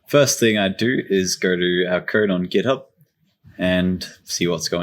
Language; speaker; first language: English; native; English